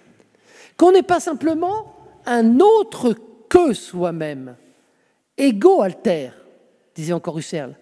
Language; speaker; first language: French; native; French